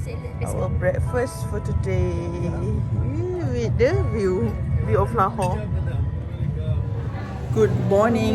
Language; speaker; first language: English; non-native, learner; Malay